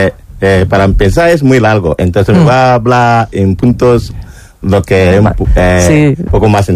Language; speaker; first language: Spanish; non-native, learner; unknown